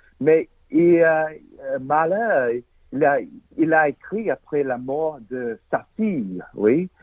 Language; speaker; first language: French; non-native, learner; English